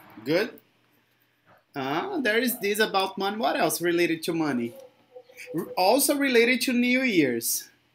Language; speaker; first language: English; non-native, fluent; Portuguese